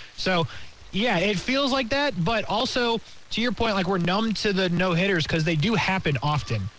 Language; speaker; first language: English; native; English